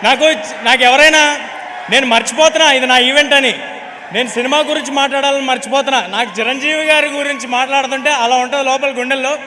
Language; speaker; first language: Telugu; native; Telugu